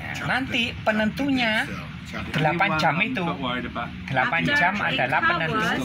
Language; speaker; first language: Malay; non-native, local second language; Javanese